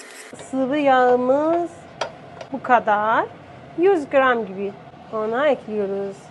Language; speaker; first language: Turkish; non-native, fluent; Persian